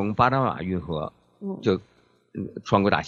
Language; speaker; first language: Chinese; native; Chinese